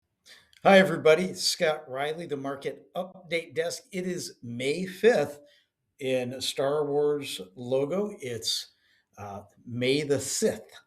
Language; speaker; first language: English; native; English